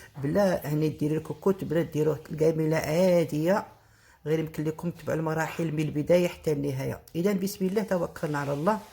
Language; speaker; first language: Arabic; native; Arabic